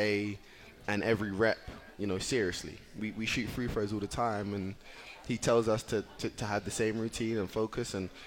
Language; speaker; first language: English; native; English